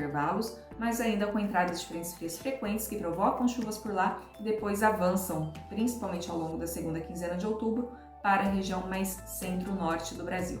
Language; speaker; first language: Portuguese; native; Portuguese